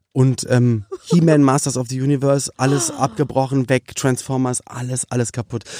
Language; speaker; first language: German; native; German